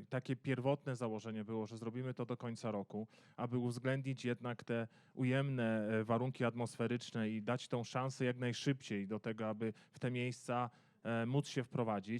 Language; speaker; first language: Polish; native; Polish